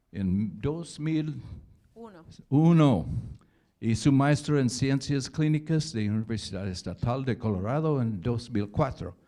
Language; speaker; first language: Spanish; non-native, learner; English